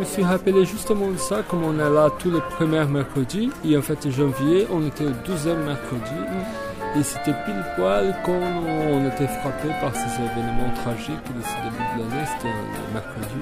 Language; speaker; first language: French; non-native, fluent; Portuguese